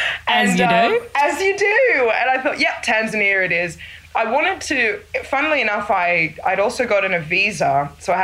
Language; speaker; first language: English; native; English